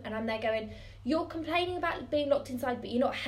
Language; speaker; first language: English; native; English